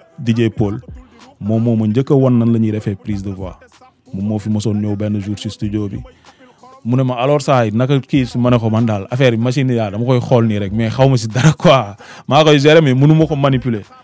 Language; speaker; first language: Wolof; native; Wolof